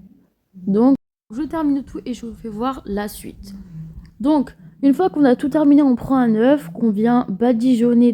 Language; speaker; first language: French; native; French